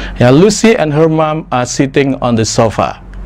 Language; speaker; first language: English; non-native, fluent; Indonesian